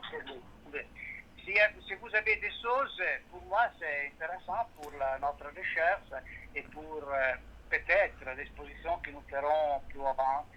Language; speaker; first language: French; non-native, learner; Italian